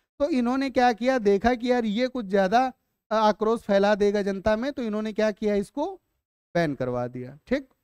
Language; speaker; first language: Hindi; native; Hindi